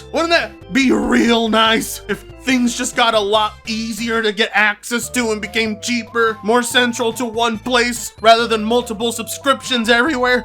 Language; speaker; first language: English; native; English